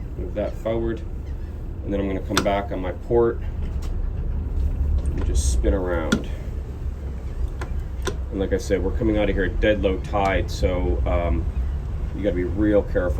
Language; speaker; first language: English; native; English